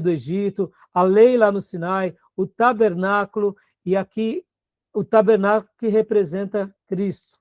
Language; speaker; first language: Portuguese; native; Portuguese